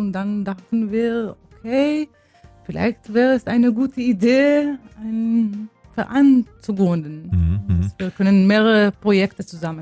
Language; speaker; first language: German; non-native, fluent; Hebrew